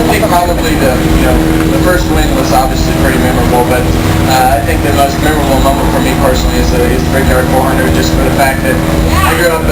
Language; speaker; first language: English; native; English